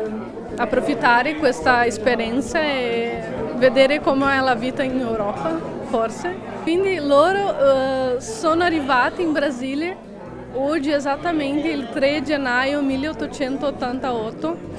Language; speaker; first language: Italian; non-native, fluent; Portuguese